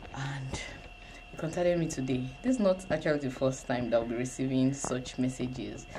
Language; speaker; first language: English; non-native, local second language; Yoruba